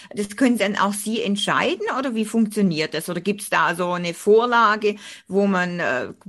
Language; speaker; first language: German; native; German